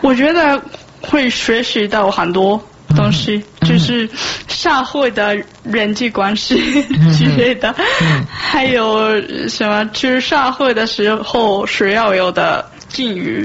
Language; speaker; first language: Chinese; non-native, learner; Japanese